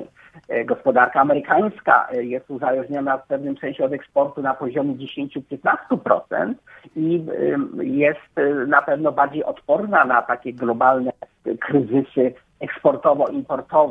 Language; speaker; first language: Polish; native; Polish